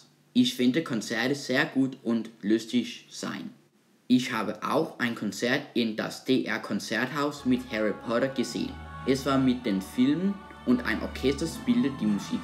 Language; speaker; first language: German; non-native, learner; Danish